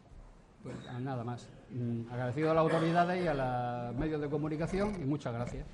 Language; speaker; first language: Spanish; native; Spanish